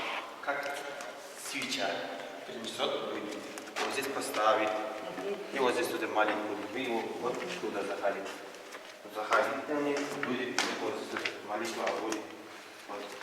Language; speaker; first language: Russian; non-native, local second language; Kyrgyz